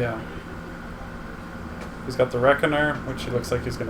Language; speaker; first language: English; native; English